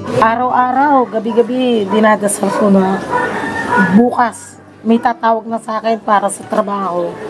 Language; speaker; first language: Filipino; native; Filipino